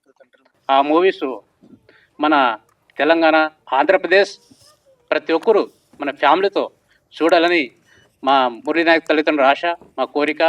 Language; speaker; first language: Telugu; non-native, local second language; Lambadi